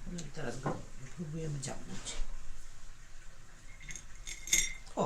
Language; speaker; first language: Polish; native; Polish